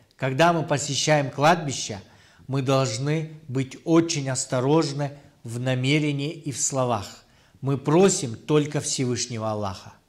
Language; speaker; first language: Russian; non-native, local second language; Kyrgyz